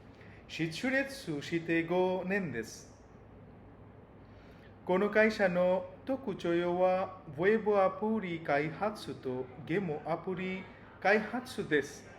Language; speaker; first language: Japanese; non-native, learner; Bangla